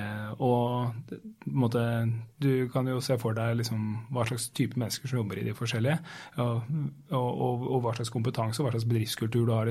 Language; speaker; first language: Norwegian; native; Norwegian